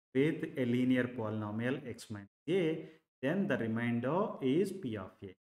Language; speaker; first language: English; non-native, local second language; Telugu